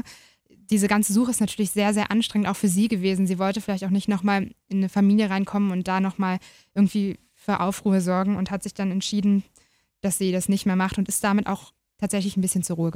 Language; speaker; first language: German; native; German